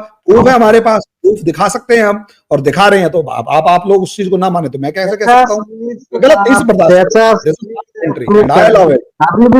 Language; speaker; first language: Hindi; native; Hindi